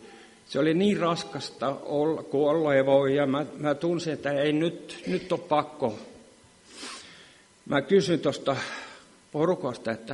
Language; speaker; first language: Finnish; non-native, local second language; Swedish